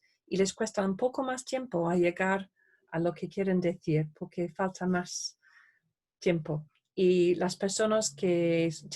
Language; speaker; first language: Spanish; non-native, fluent; English